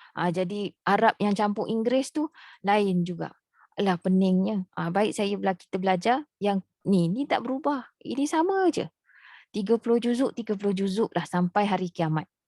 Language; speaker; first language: Malay; native; Malay